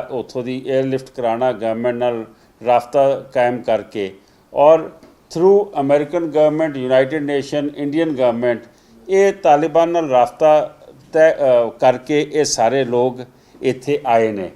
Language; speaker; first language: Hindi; non-native, local second language; Punjabi